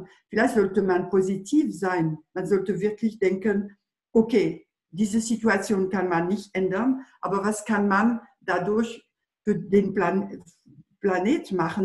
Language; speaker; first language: German; non-native, fluent; French